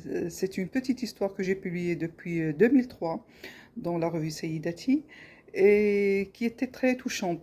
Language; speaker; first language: French; non-native, local second language; Arabic